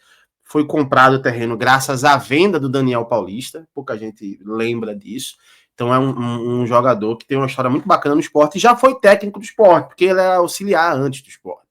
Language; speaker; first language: Portuguese; native; Portuguese